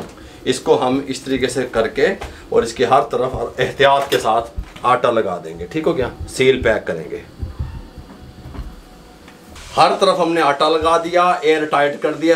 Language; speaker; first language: Hindi; non-native, local second language; Punjabi